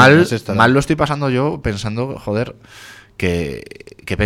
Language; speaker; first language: Spanish; native; Spanish